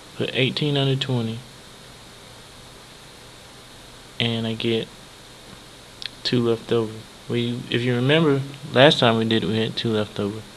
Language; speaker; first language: English; native; English